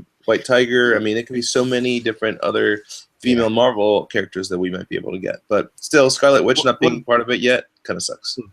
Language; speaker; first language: English; native; English